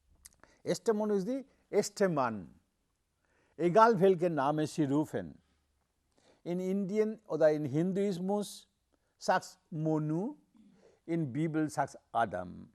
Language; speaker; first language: German; non-native, learner; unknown